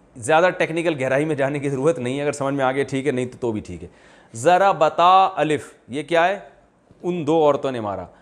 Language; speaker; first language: Urdu; native; Urdu